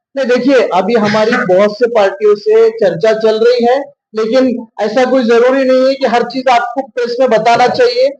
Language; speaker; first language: Hindi; non-native, local second language; Marathi